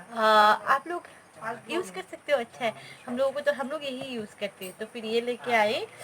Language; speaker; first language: Hindi; non-native, local second language; Bangla